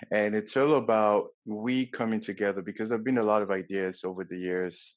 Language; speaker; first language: English; non-native, local second language; Yoruba